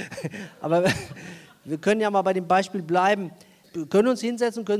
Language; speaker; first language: German; native; German